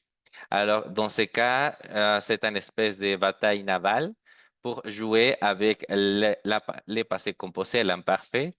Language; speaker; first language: French; non-native, fluent; Spanish